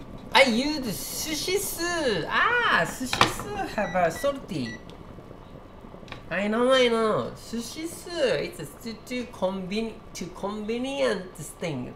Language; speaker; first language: English; non-native, learner; Japanese